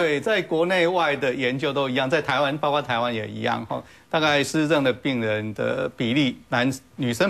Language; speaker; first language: Chinese; native; Chinese